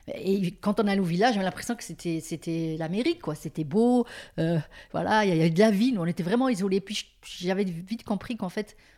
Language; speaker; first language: French; native; French